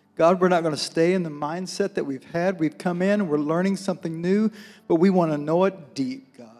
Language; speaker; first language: English; native; English